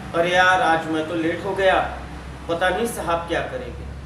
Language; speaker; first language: Hindi; non-native, local second language; Marathi